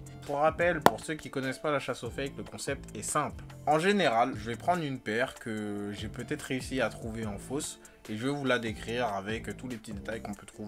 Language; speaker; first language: French; native; French